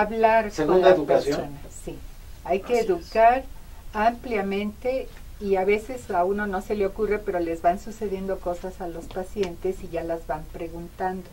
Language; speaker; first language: Spanish; native; Spanish